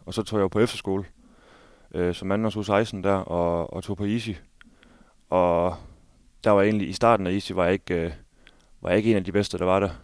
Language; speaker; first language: Danish; native; Danish